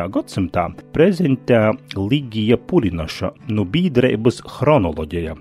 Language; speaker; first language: Latvian; native; Latvian